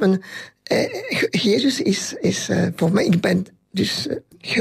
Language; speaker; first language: Dutch; non-native, local second language; French